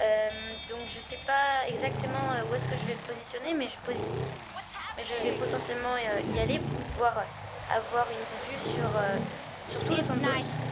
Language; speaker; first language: French; native; French